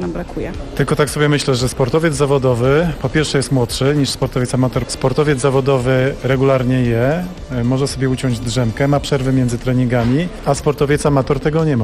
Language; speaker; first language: Polish; native; Polish